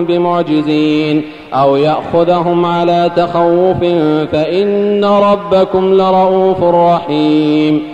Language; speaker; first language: Arabic; native; Arabic